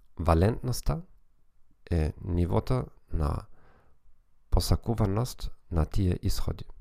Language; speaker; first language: Macedonian; non-native, learner; German